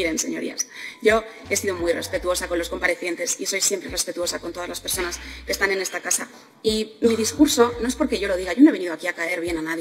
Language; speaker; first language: Spanish; native; Spanish